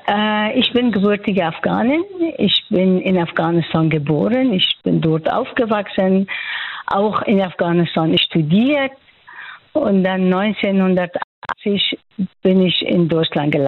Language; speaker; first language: German; non-native, fluent; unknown